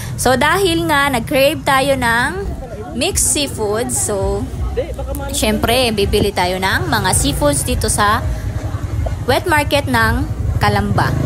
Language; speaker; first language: Filipino; non-native, local second language; Cebuano